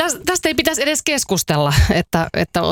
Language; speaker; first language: Finnish; native; Finnish